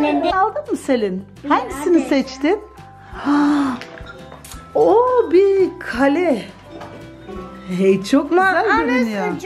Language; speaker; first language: Turkish; early bilingual, heritage; Turkish